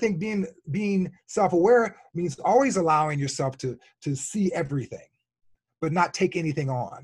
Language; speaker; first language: English; native; English